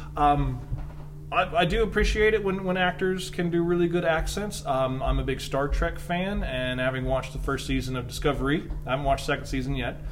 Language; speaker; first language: English; native; English